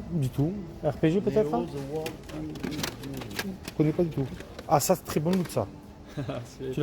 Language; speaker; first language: French; native; French